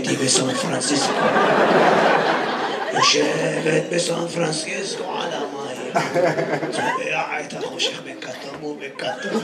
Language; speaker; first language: Hebrew; native; Hebrew